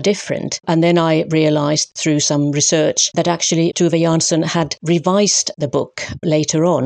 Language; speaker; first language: English; non-native, fluent; Finnish